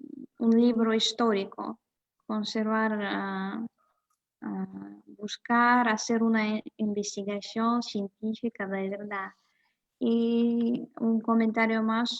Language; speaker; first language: Spanish; non-native, fluent; Russian